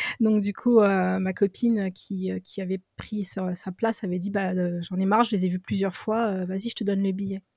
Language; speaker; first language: French; early bilingual, other home language; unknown